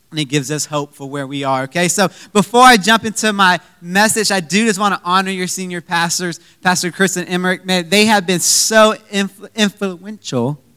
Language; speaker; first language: English; native; English